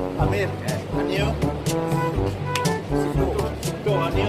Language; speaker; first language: English; non-native, learner; Filipino